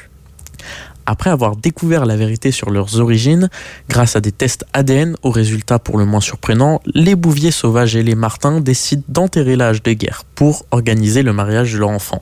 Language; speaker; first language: French; native; French